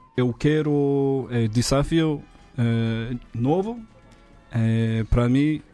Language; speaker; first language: Portuguese; non-native, learner; English